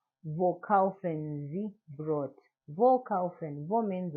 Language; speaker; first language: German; non-native, learner; English